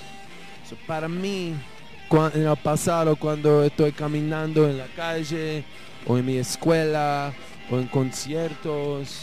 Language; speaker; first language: Spanish; non-native, learner; English